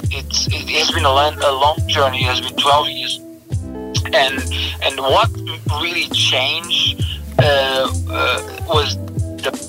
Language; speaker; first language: English; non-native, fluent; Portuguese